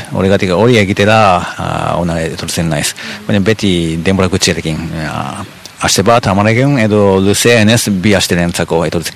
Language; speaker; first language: Basque; non-native, fluent; Japanese